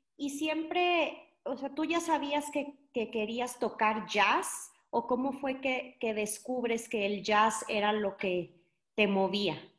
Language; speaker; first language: Spanish; native; Spanish